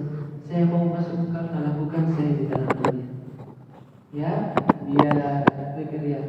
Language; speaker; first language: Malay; non-native, learner; Arabic